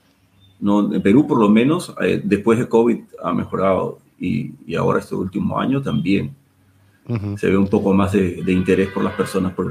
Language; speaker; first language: Spanish; native; Spanish